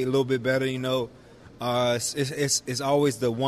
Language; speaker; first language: English; native; English